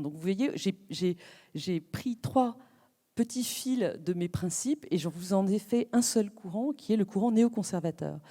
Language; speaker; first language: French; native; French